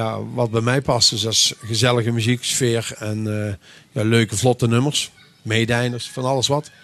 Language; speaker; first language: Dutch; native; Dutch